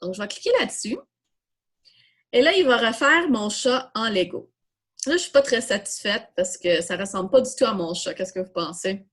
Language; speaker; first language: French; native; French